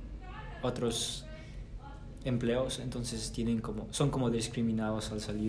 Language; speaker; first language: Spanish; early bilingual, heritage; Spanish